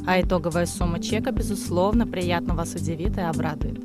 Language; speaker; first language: Russian; native; Russian